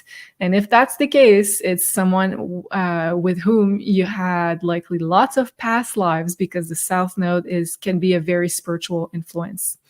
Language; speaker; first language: English; non-native, fluent; French